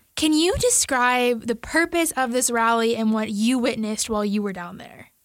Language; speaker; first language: English; native; English